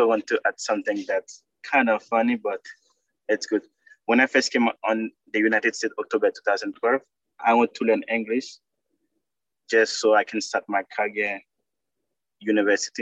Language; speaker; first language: English; non-native, learner; Haitian Creole